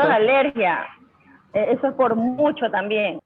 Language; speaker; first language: Spanish; native; Spanish